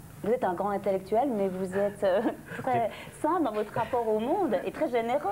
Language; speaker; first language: French; native; French